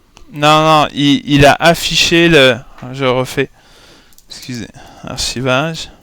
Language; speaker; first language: French; native; French